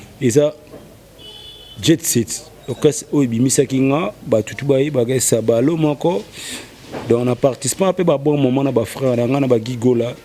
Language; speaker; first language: Lingala; native; Lingala